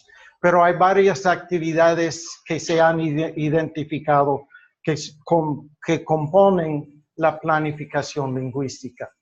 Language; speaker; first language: Spanish; non-native, fluent; English